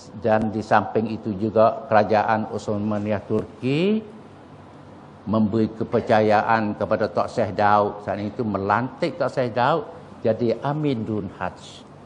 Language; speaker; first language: Malay; native; Malay